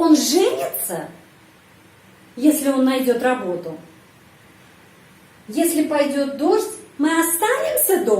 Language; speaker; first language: Russian; non-native, fluent; Indonesian